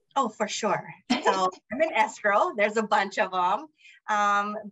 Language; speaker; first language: English; native; English